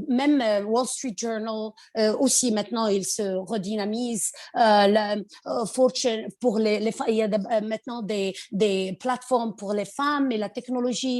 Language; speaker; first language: French; non-native, local second language; Arabic